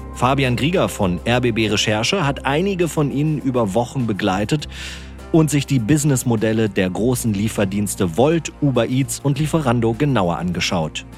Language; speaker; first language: German; native; German